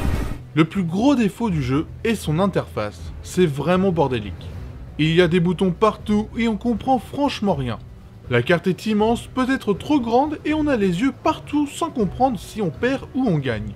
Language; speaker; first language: French; native; French